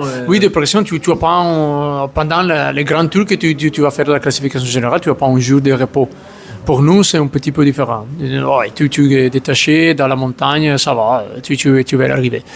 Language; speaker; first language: French; non-native, learner; Italian